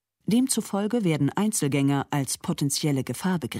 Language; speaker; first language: German; native; German